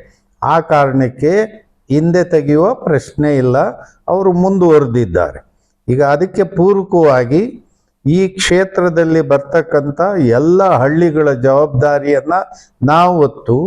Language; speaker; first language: Kannada; native; Kannada